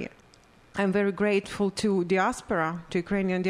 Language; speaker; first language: English; non-native, fluent; Ukrainian